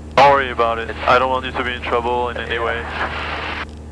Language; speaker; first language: English; non-native, fluent; French